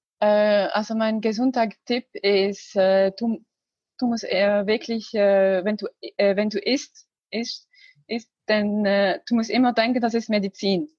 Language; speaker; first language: German; non-native, learner; Arabic